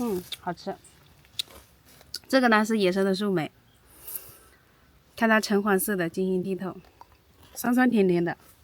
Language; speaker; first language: Chinese; native; Chinese